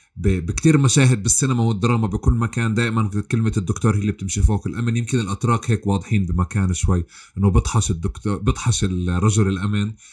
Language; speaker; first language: Arabic; native; Arabic